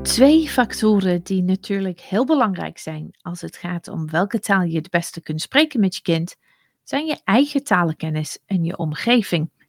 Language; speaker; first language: Dutch; non-native, fluent; English